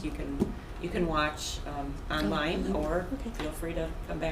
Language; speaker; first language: English; native; English